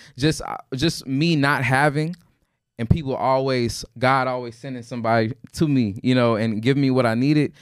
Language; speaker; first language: English; native; English